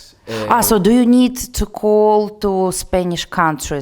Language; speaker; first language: English; non-native, learner; Russian